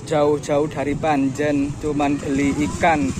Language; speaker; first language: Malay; non-native, local second language; Javanese